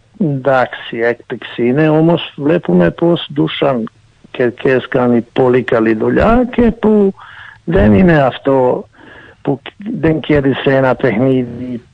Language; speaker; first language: Greek; non-native, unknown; Serbian